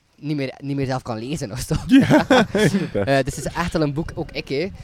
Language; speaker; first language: Dutch; native; Dutch